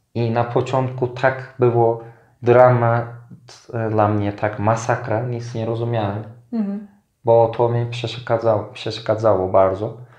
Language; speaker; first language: Polish; non-native, fluent; Turkish